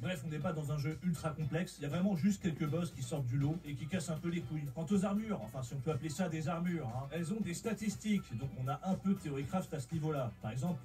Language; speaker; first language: French; native; French